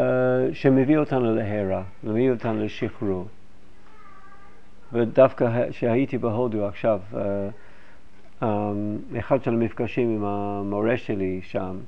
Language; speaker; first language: Hebrew; non-native, fluent; English